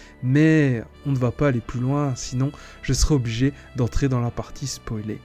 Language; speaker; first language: French; native; French